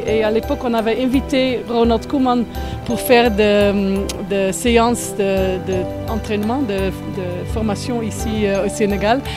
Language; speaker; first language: French; non-native, fluent; Dutch